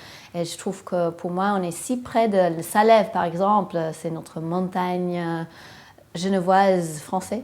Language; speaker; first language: French; non-native, fluent; English